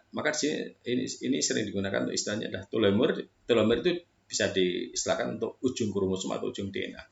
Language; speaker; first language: Indonesian; native; Indonesian